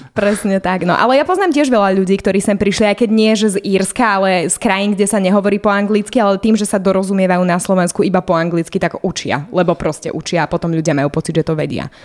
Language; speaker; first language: Slovak; native; Slovak